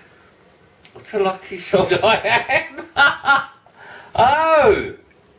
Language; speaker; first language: English; native; English